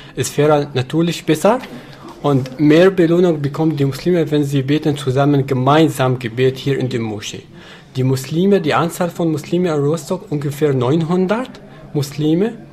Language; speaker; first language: German; non-native, fluent; Arabic